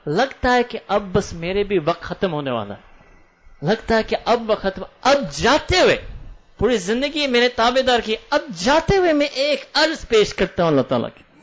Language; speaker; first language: Urdu; native; Urdu